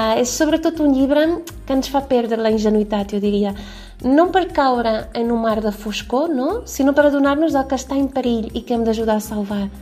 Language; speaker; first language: Catalan; non-native, fluent; Portuguese